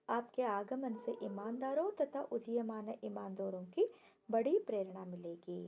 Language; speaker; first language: Hindi; non-native, local second language; Kannada